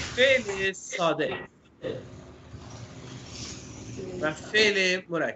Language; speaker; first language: Persian; non-native, fluent; Urdu